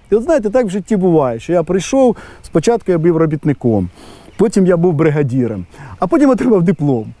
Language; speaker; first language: Ukrainian; native; Ukrainian